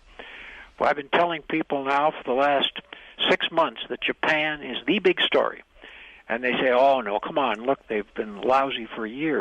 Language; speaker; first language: English; native; English